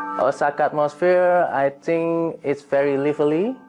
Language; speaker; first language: English; non-native, fluent; Indonesian